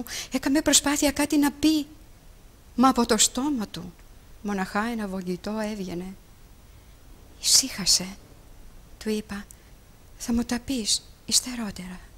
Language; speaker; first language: Greek; native; Greek